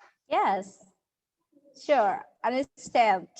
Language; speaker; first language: English; non-native, learner; Indonesian